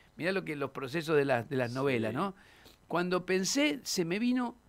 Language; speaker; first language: Spanish; native; Spanish